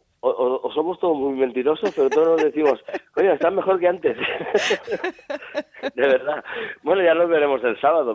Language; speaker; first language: Spanish; native; Spanish